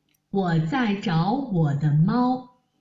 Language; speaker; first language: Chinese; non-native, learner; Vietnamese